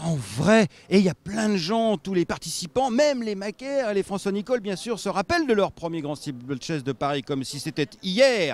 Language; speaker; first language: French; native; French